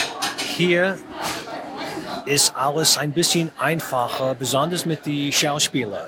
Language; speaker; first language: German; non-native, fluent; English